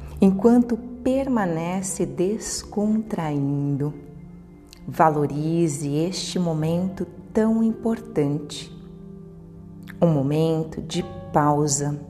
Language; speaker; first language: Portuguese; native; Portuguese